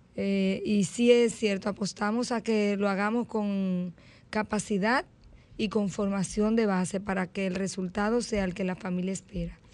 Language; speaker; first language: Spanish; native; Spanish